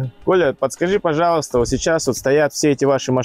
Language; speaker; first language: Russian; native; Russian